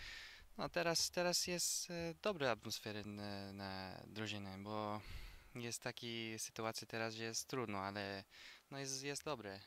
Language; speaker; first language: Polish; non-native, learner; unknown